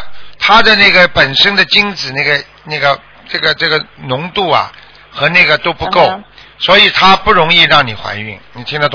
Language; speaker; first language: Chinese; native; Chinese